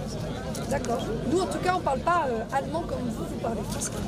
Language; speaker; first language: French; native; French